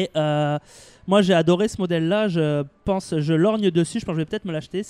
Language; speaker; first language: French; native; French